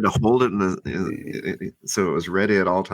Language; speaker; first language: English; native; English